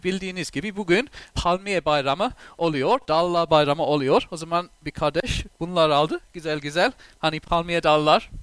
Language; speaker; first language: Turkish; non-native, fluent; English